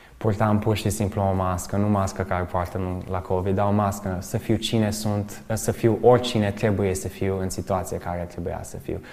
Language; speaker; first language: Romanian; early bilingual, other home language; English